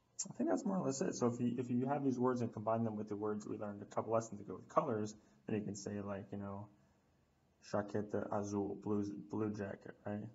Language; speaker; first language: English; native; English